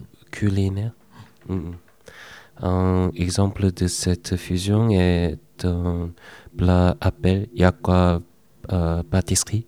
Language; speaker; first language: French; non-native, learner; Korean